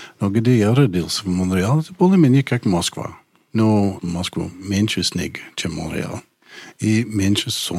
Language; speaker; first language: Russian; non-native, learner; English